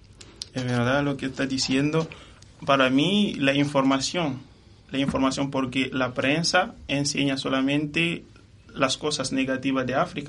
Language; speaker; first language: Spanish; non-native, fluent; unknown